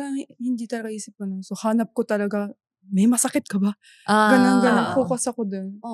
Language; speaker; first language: Filipino; non-native, learner; Japanese